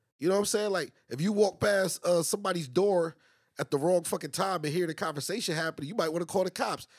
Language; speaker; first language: English; native; English